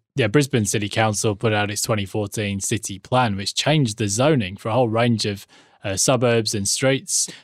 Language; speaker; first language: English; native; English